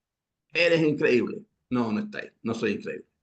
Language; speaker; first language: Spanish; native; Spanish